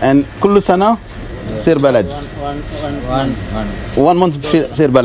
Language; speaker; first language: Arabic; non-native, learner; French